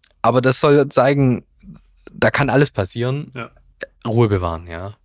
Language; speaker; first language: German; native; German